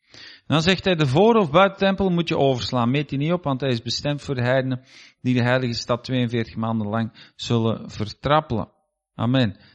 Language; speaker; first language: Dutch; native; Dutch